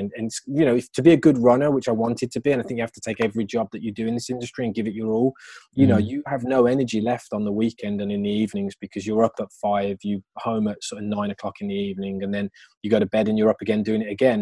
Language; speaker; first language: English; native; English